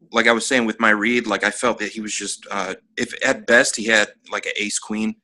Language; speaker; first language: English; native; English